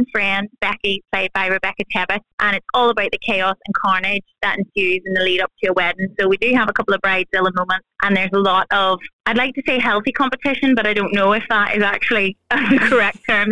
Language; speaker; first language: English; native; English